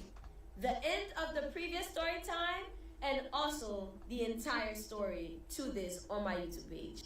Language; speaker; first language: English; early bilingual, other home language; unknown